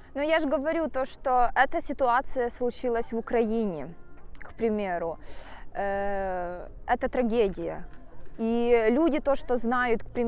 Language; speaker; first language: Russian; native; Russian